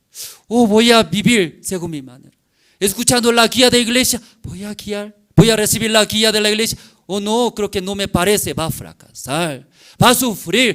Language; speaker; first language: Spanish; non-native, learner; Korean